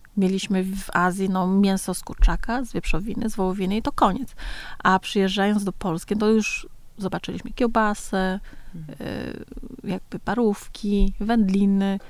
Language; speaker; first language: Polish; early bilingual, other home language; Vietnamese